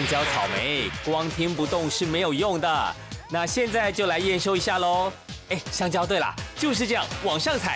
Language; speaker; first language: Chinese; native; Chinese